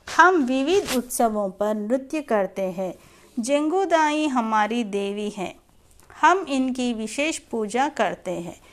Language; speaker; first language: Hindi; non-native, local second language; Telugu